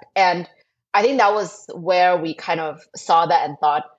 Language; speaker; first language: English; non-native, fluent; Thai